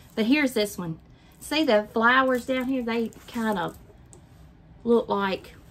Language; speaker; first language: English; native; English